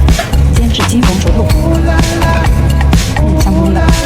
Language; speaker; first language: Chinese; native; Chinese